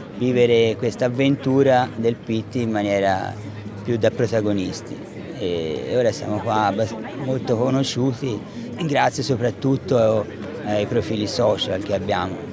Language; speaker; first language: Italian; native; Italian